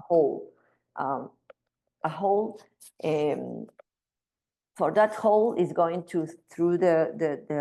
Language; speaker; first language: English; non-native, learner; Spanish